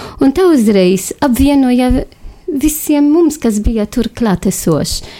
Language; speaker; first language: Latvian; non-native, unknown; Maltese